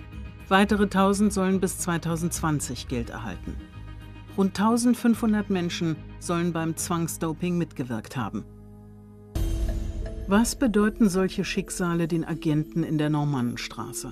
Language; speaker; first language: German; native; German